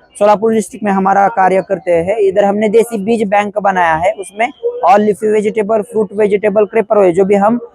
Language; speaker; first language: Hindi; non-native, local second language; Marathi